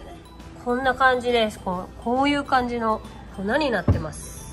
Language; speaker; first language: Japanese; native; Japanese